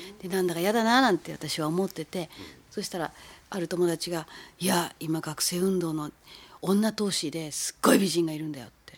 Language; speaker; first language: Japanese; native; Japanese